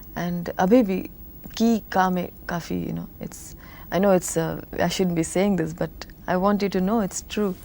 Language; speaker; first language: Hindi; non-native, local second language; Tamil